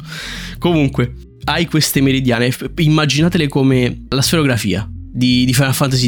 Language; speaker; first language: Italian; native; Italian